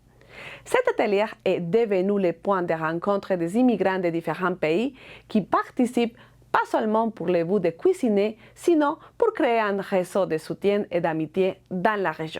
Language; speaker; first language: French; non-native, fluent; Spanish